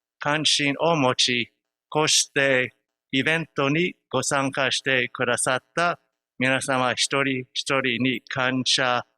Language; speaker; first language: Japanese; non-native, fluent; English